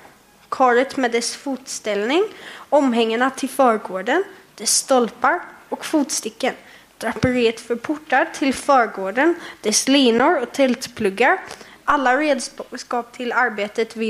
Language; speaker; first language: Swedish; native; Swedish